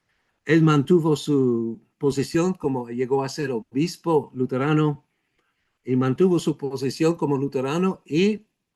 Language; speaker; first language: Spanish; non-native, fluent; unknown